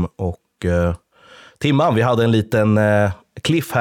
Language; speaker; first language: Swedish; native; Swedish